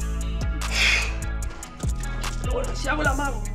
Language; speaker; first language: Spanish; native; Spanish